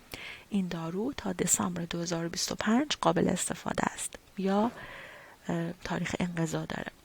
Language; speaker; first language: Persian; native; Persian